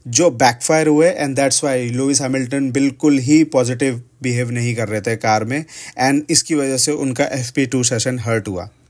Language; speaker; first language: Hindi; native; Hindi